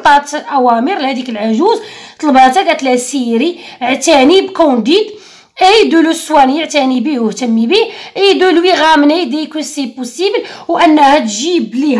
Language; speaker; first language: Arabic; native; Arabic